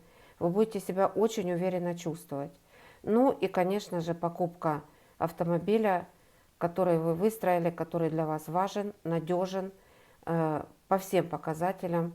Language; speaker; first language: Russian; native; Russian